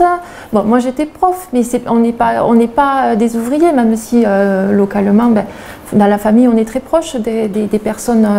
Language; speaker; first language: French; native; French